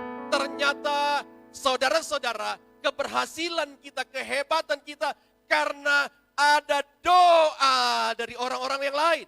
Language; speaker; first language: Indonesian; native; Indonesian